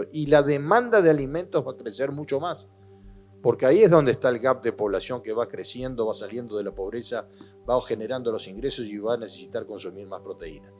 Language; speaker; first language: Spanish; native; Spanish